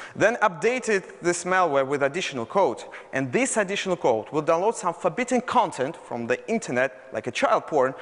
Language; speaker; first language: English; non-native, fluent; Russian